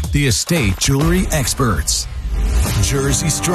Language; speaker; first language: English; native; English